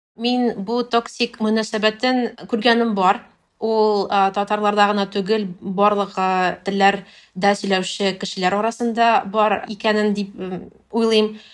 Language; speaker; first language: Tatar; non-native, local second language; Russian